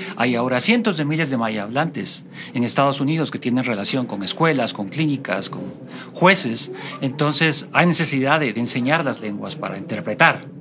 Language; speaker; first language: Spanish; native; Spanish